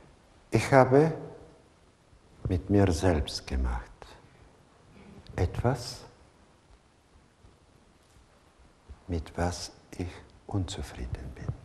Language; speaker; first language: German; non-native, fluent; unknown